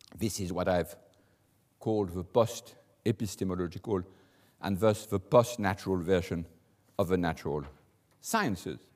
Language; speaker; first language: English; non-native, fluent; French